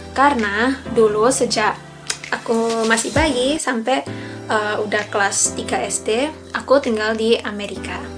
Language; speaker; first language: Indonesian; early bilingual, other home language; English